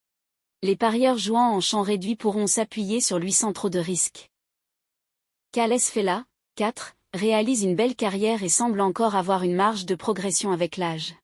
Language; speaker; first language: French; native; French